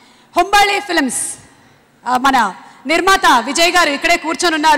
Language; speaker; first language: Telugu; native; Telugu